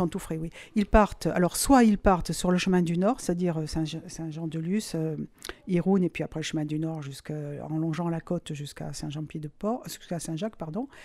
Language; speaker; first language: French; native; French